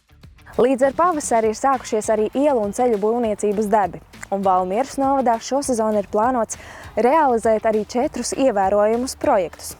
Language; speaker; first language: Latvian; native; Latvian